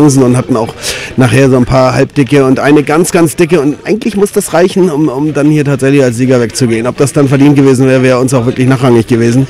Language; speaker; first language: German; native; German